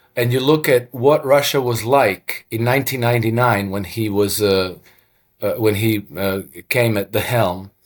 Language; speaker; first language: English; non-native, fluent; Croatian